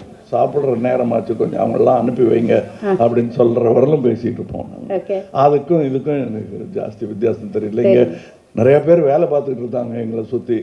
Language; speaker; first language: Tamil; native; Tamil